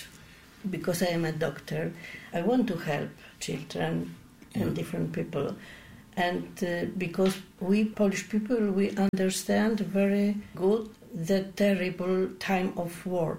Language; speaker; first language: English; non-native, learner; Polish